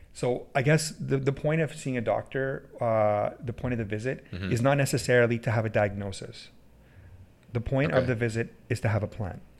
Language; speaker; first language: English; early bilingual, other home language; Persian